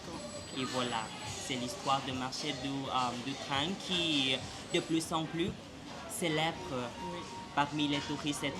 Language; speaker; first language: French; non-native, fluent; Thai